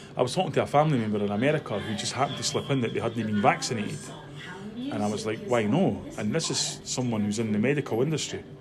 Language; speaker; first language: English; native; English